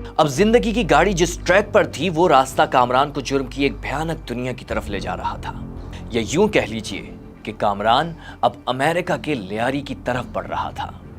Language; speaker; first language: Urdu; native; Urdu